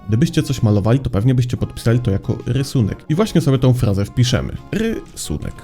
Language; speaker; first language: Polish; native; Polish